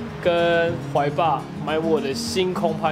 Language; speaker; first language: Chinese; native; Chinese